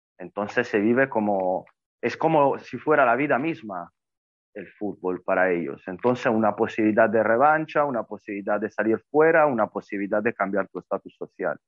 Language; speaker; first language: Spanish; non-native, fluent; Italian